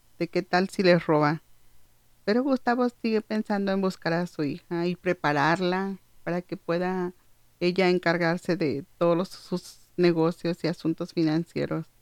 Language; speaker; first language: Spanish; native; Spanish